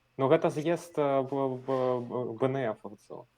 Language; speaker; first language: Belarusian; non-native, local second language; Russian